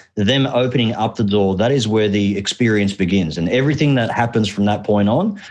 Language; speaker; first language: English; early bilingual, other home language; Arabic